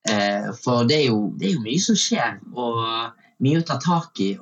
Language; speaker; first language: Norwegian; early bilingual, other home language; Tamil